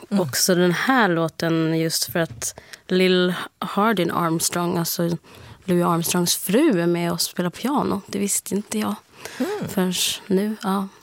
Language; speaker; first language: Swedish; early bilingual, heritage; Swedish